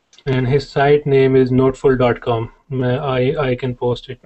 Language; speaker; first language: English; non-native, learner; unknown